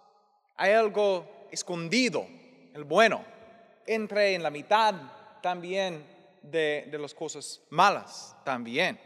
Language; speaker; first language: Spanish; non-native, fluent; English